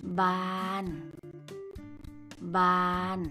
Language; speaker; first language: Thai; native; Thai